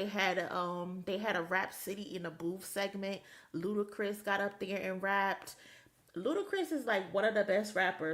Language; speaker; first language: English; native; English